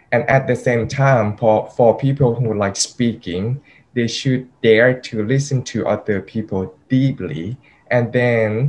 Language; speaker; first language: English; non-native, fluent; Thai